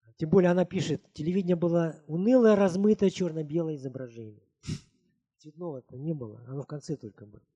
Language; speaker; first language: Russian; native; Russian